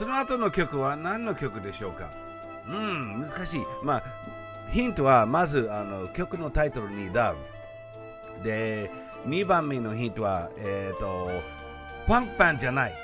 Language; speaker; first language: Japanese; non-native, fluent; English